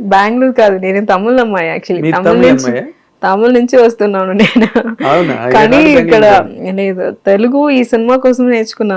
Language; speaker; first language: Telugu; non-native, learner; Tamil